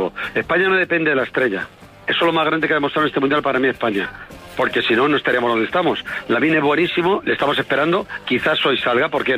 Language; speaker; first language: Spanish; native; Spanish